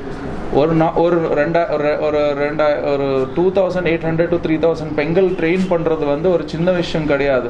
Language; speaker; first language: Tamil; native; Tamil